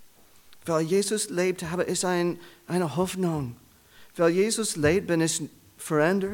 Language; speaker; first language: German; non-native, learner; English